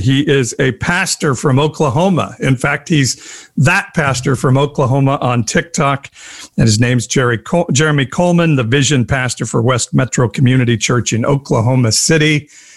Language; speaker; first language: English; native; English